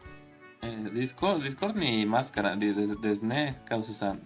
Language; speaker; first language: Japanese; non-native, learner; Spanish